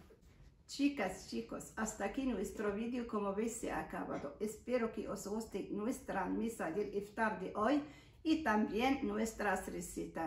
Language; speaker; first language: Spanish; non-native, learner; Arabic